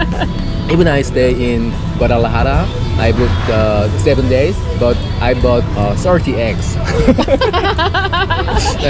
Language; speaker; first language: English; non-native, learner; Korean